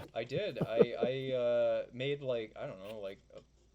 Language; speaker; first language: English; native; English